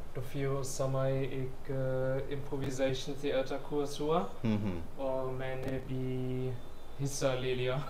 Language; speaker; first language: Hindi; non-native, fluent; German